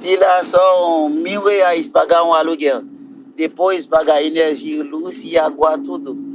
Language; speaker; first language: Portuguese; non-native, learner; Haitian Creole